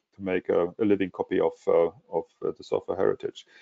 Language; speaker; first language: English; non-native, fluent; German